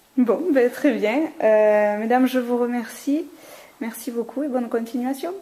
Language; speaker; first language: French; native; French